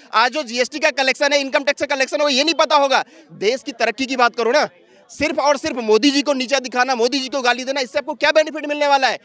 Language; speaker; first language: Hindi; native; Hindi